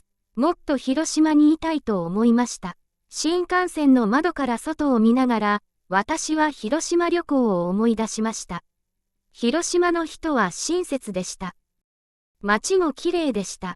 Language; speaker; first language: Japanese; non-native, fluent; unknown